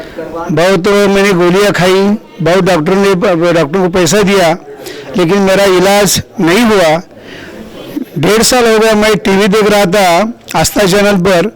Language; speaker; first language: Hindi; non-native, local second language; Marathi